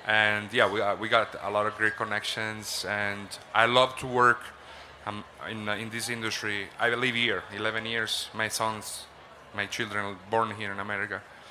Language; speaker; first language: English; non-native, fluent; Italian